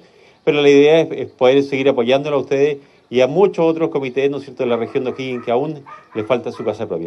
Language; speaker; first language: Spanish; native; Spanish